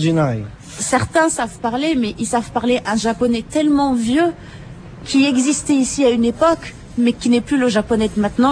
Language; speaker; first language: French; native; French